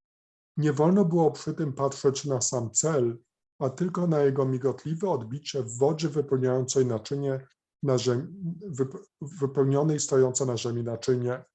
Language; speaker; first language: Polish; native; Polish